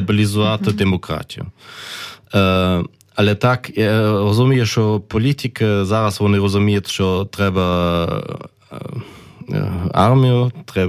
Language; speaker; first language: Ukrainian; non-native, learner; German